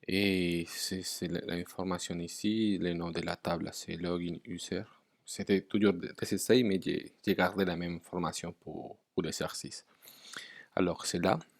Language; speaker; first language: French; non-native, fluent; Spanish